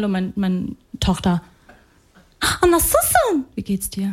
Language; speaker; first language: German; early bilingual, other home language; Arabic